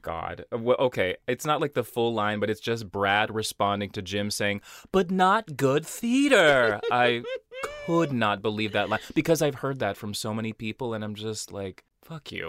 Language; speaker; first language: English; early bilingual, other home language; Portuguese